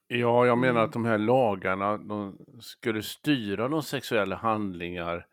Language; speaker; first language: Swedish; native; Swedish